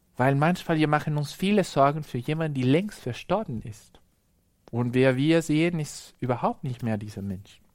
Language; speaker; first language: German; non-native, fluent; Spanish